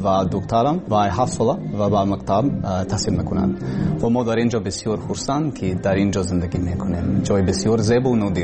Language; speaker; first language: Persian; non-native, learner; English